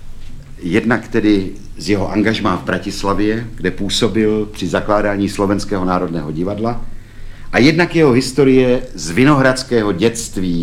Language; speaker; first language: Czech; native; Czech